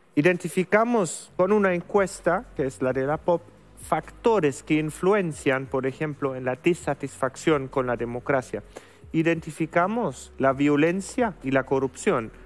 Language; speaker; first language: Spanish; non-native, fluent; German